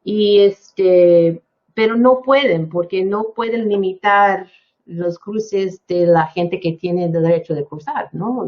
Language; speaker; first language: Spanish; non-native, fluent; English